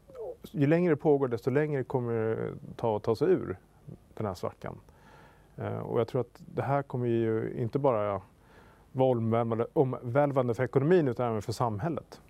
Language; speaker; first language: Swedish; native; Swedish